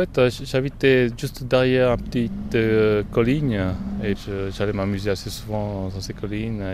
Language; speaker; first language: French; non-native, fluent; Korean